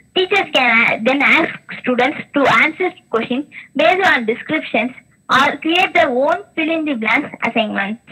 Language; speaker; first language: English; non-native, local second language; Tamil